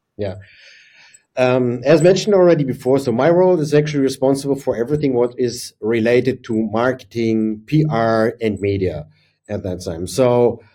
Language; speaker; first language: English; non-native, fluent; German